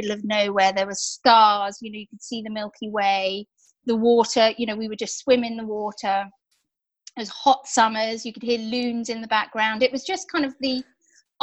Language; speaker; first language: English; native; English